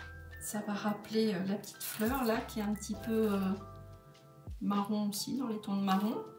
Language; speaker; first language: French; native; French